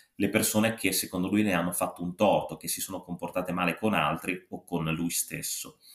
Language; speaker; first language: Italian; native; Italian